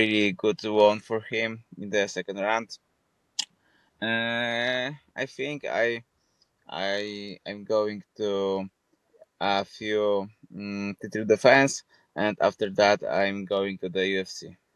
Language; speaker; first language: English; non-native, fluent; Polish